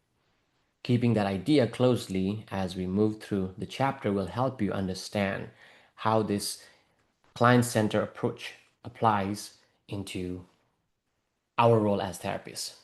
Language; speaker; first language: English; non-native, fluent; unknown